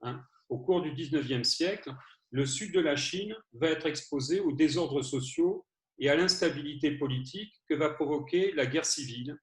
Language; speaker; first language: French; native; French